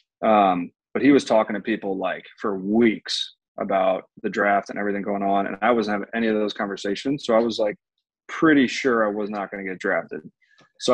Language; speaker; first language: English; native; English